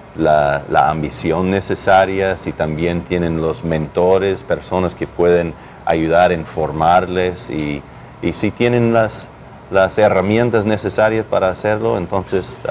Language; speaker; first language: Spanish; non-native, fluent; English